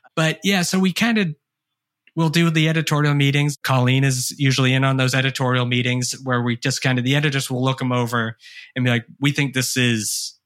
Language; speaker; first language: English; native; English